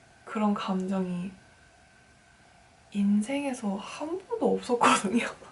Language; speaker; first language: Korean; early bilingual, heritage; Korean